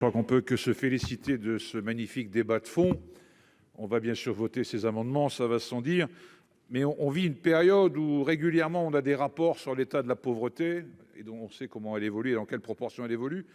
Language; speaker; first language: French; native; French